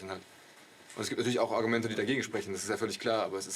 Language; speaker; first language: German; native; German